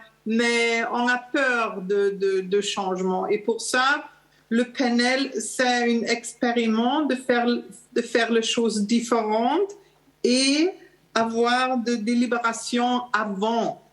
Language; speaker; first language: French; non-native, learner; German